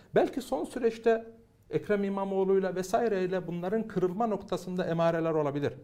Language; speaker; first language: Turkish; early bilingual, heritage; Turkish